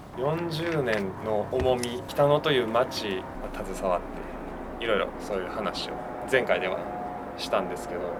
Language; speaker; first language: Japanese; native; Japanese